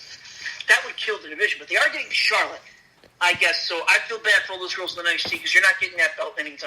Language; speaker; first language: English; native; English